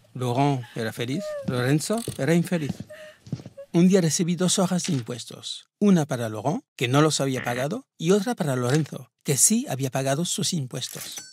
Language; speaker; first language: Spanish; early bilingual, heritage; Spanish